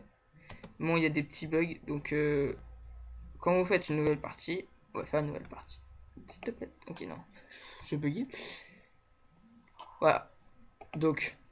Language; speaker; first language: French; native; French